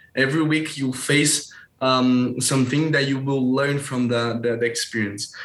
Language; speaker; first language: English; non-native, fluent; Portuguese